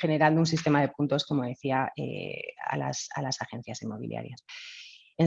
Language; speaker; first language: Spanish; native; Spanish